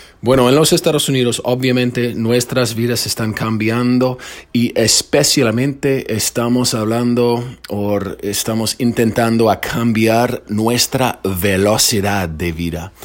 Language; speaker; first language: Spanish; non-native, fluent; English